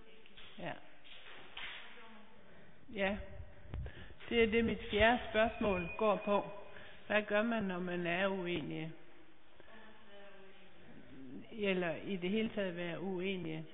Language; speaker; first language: Danish; native; Danish